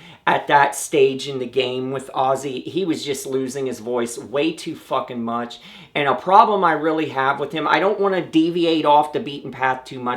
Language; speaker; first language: English; native; English